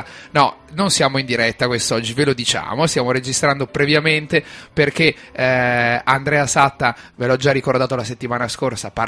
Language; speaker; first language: Italian; native; Italian